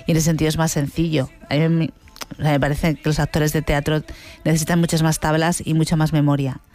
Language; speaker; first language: Spanish; native; Spanish